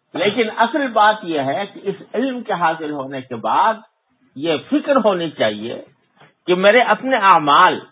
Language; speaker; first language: Urdu; native; Urdu